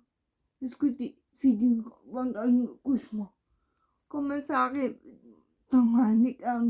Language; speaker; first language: French; non-native, learner; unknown